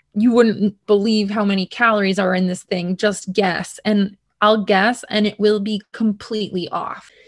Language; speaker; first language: English; native; English